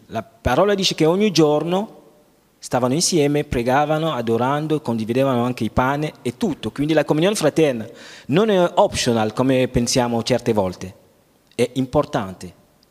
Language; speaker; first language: Italian; non-native, fluent; French